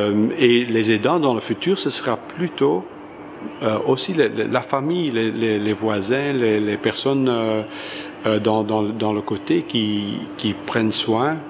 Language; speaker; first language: French; non-native, local second language; Dutch